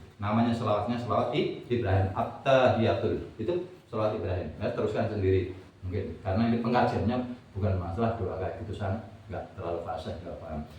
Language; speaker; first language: Indonesian; non-native, local second language; Javanese